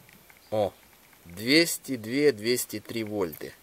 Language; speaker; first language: Russian; native; Russian